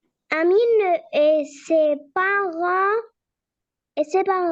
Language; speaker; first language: French; non-native, learner; Arabic